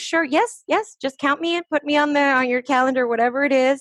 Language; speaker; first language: English; early bilingual, other home language; Spanish